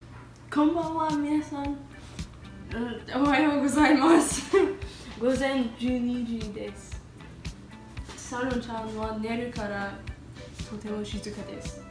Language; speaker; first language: Japanese; non-native, learner; English